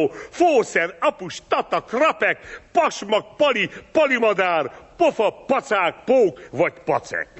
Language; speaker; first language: Hungarian; native; Hungarian